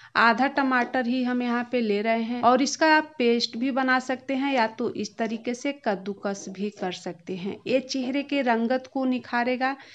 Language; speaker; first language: Hindi; native; Hindi